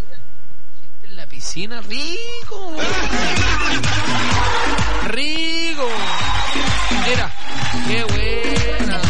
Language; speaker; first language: Spanish; native; Spanish